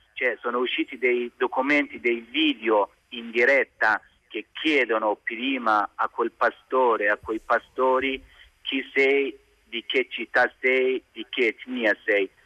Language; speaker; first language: Italian; non-native, fluent; Hazaragi